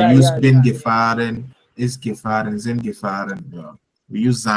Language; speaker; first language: German; non-native, learner; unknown